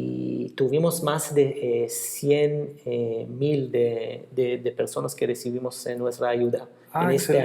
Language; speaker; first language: Spanish; non-native, fluent; Hebrew